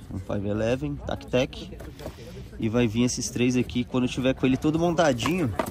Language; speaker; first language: Portuguese; native; Portuguese